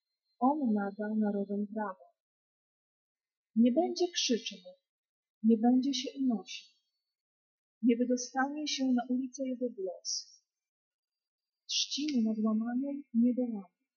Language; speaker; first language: Polish; native; Polish